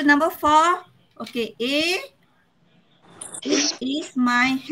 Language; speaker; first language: English; non-native, learner; Malay